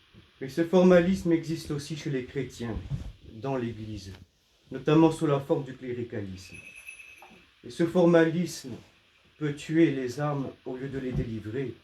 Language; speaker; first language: French; native; French